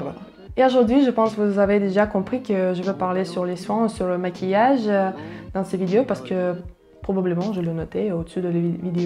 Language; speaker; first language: French; non-native, learner; Russian